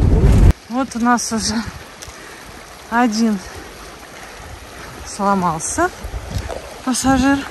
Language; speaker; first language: Russian; native; Russian